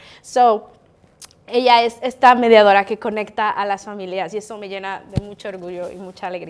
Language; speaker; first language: Spanish; native; Spanish